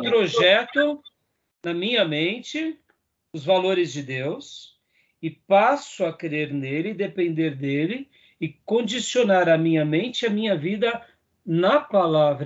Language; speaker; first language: Portuguese; native; Portuguese